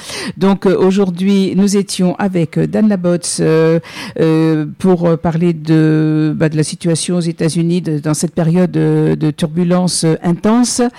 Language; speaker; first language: French; native; French